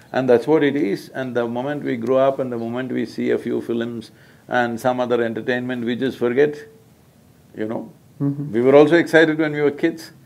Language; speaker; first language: English; non-native, local second language; Kannada